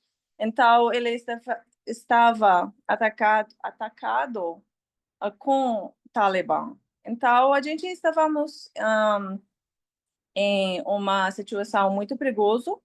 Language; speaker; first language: Portuguese; non-native, learner; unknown